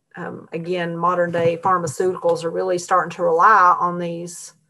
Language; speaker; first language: English; native; English